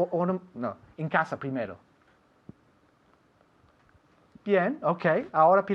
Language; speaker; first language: Spanish; non-native, fluent; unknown